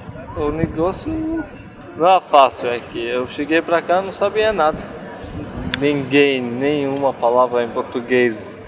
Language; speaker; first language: Portuguese; non-native, fluent; Arabic